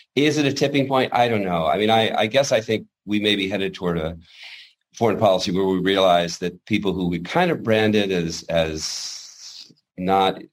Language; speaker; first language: English; native; English